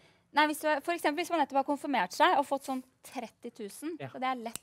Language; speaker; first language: Norwegian; native; Norwegian